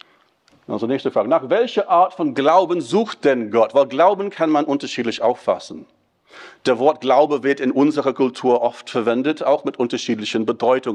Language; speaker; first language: German; non-native, fluent; English